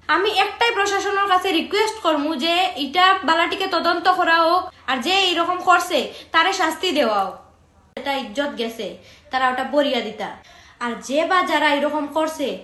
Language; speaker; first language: Bangla; native; Bangla